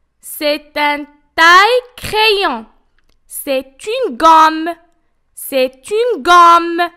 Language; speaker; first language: French; non-native, local second language; Arabic